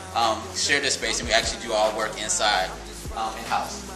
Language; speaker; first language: English; native; English